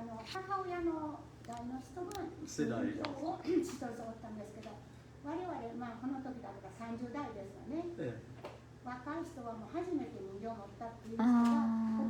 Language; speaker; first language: Japanese; native; Japanese